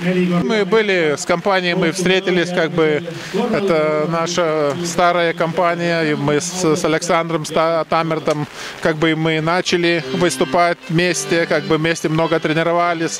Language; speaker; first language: Russian; non-native, local second language; Lithuanian